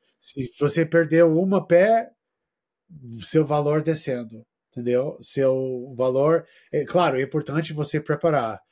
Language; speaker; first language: Portuguese; non-native, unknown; English